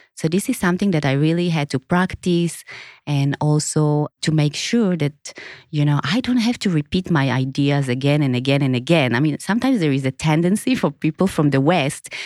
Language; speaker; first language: English; non-native, fluent; Hebrew